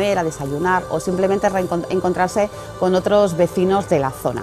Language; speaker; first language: Spanish; native; Spanish